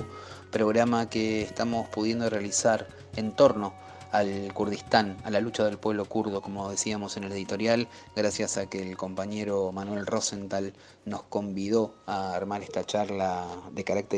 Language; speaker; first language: Spanish; native; Spanish